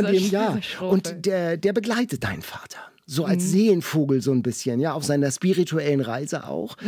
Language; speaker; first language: German; native; German